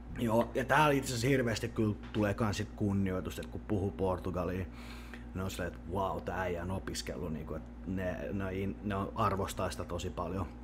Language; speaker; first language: Finnish; native; Finnish